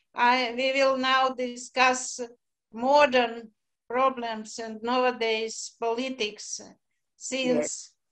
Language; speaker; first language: English; non-native, fluent; Russian